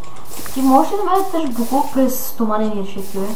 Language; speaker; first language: Bulgarian; native; Bulgarian